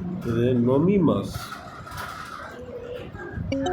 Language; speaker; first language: Japanese; non-native, learner; Tamil